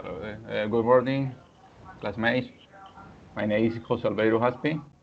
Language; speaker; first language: English; non-native, learner; Spanish